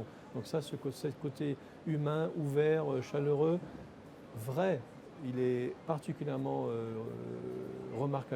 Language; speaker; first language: French; native; French